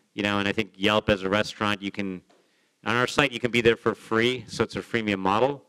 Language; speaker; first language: English; native; English